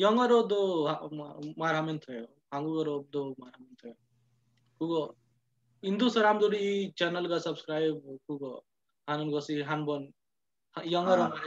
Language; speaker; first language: Korean; non-native, learner; Hindi